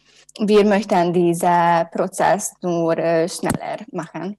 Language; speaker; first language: German; non-native, learner; Hungarian